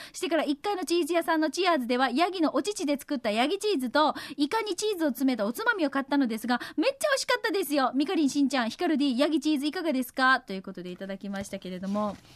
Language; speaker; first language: Japanese; native; Japanese